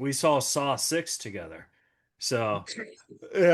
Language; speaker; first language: English; native; English